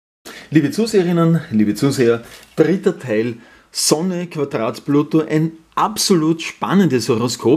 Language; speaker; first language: German; native; German